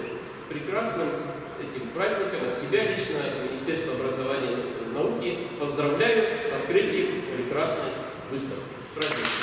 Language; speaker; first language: Russian; native; Russian